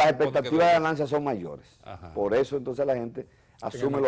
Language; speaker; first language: Spanish; native; Spanish